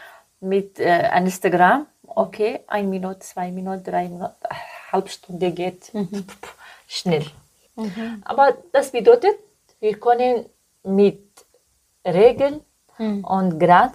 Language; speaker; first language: German; non-native, learner; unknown